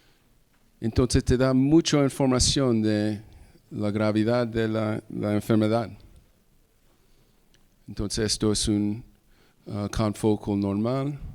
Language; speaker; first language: Spanish; early bilingual, heritage; English